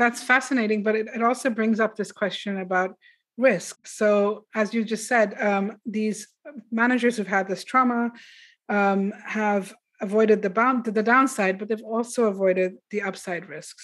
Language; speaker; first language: English; non-native, local second language; Urdu